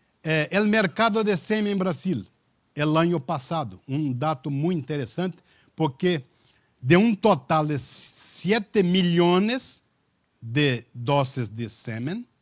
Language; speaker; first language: Spanish; non-native, learner; Portuguese